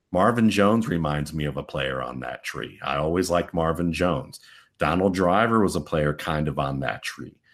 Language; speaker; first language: English; native; English